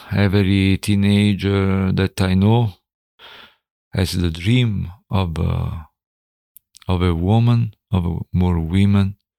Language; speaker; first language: English; non-native, fluent; Italian